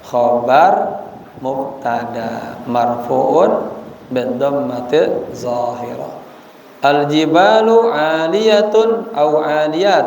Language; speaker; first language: Arabic; non-native, fluent; Indonesian